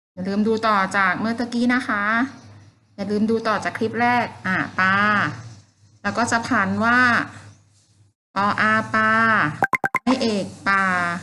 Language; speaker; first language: Thai; native; Thai